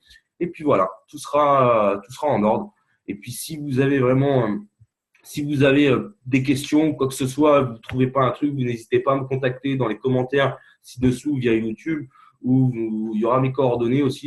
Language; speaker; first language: French; native; French